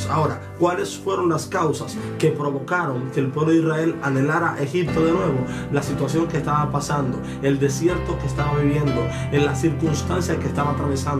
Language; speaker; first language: Spanish; native; Spanish